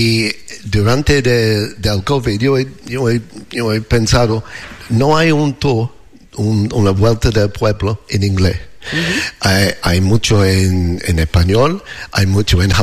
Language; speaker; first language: Spanish; non-native, learner; English